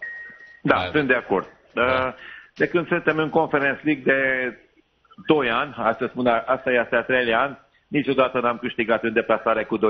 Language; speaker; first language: Romanian; non-native, local second language; Hungarian